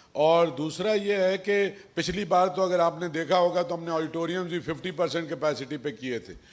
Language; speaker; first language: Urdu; native; Urdu